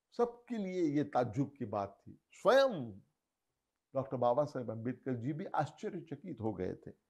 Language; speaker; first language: Hindi; non-native, local second language; Marathi